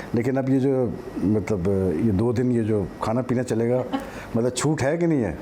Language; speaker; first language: Urdu; native; Urdu